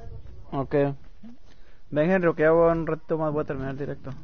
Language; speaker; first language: Spanish; native; Spanish